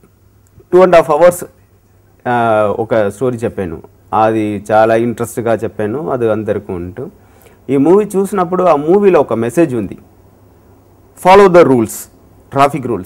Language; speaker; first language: Telugu; non-native, learner; Tamil